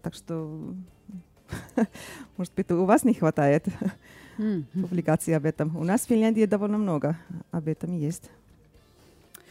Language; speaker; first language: Russian; non-native, fluent; Finnish